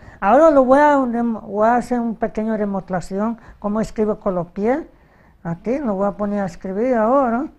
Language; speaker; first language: Spanish; early bilingual, heritage; Spanish